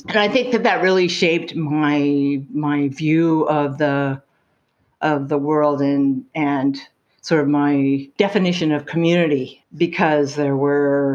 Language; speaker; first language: English; native; English